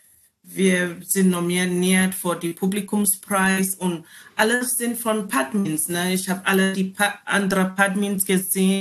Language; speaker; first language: German; non-native, learner; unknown